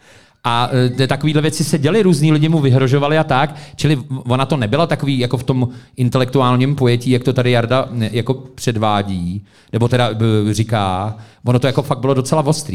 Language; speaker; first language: Czech; native; Czech